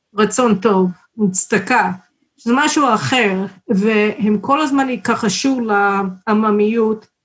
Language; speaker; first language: Hebrew; non-native, fluent; English